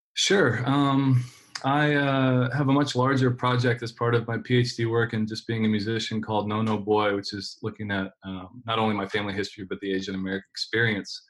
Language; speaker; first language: English; native; English